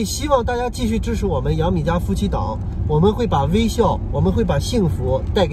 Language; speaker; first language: Chinese; native; Chinese